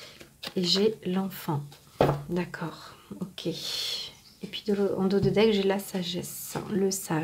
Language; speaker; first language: French; native; French